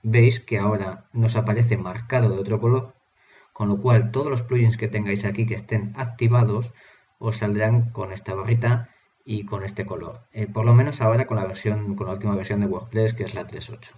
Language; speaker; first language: Spanish; native; Spanish